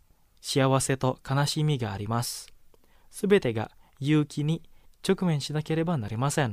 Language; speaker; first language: Japanese; non-native, fluent; Indonesian